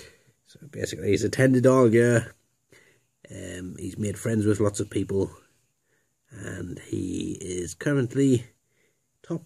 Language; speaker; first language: English; native; English